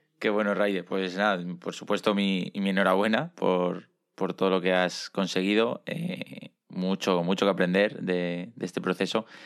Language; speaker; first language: Spanish; native; Spanish